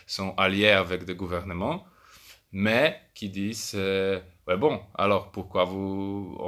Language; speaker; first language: French; non-native, fluent; Polish